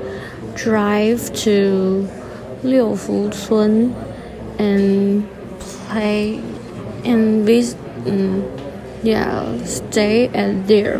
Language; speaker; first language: English; non-native, learner; Chinese